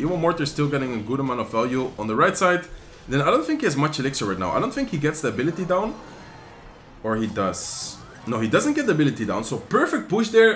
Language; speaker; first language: English; non-native, fluent; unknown